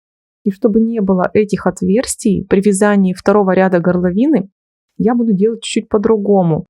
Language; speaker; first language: Russian; native; Russian